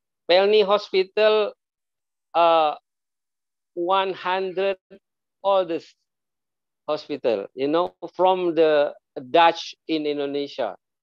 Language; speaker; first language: English; non-native, learner; Indonesian